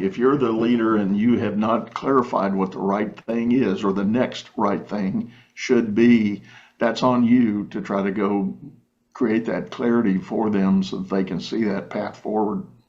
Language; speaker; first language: English; native; English